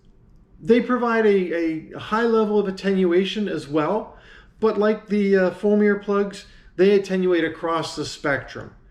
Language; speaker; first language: English; native; English